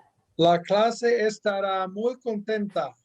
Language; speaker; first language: Spanish; non-native, fluent; English